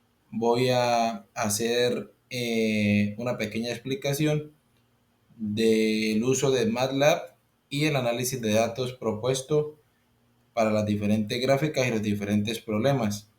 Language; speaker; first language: Spanish; native; Spanish